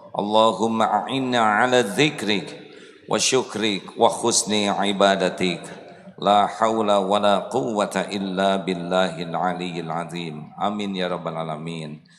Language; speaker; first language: Indonesian; native; Indonesian